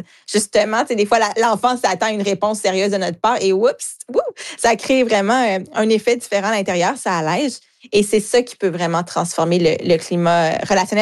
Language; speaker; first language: French; native; French